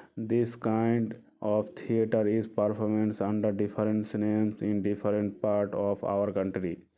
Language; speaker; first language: English; non-native, local second language; Bangla